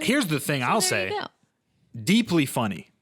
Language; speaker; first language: English; native; English